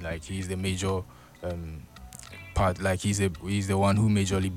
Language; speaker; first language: English; non-native, local second language; Akan